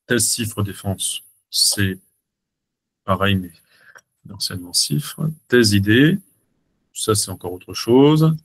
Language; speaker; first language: French; native; French